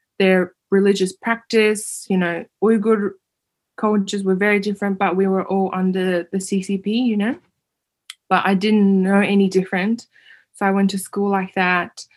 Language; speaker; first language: English; early bilingual, other home language; Uyghur